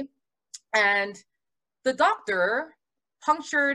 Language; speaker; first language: English; native; English